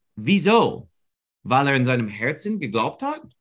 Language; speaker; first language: German; non-native, learner; English